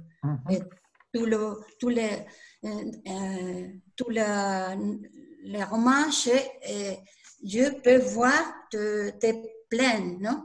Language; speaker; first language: French; non-native, learner; Spanish